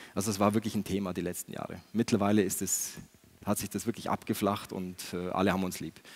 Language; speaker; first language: German; native; German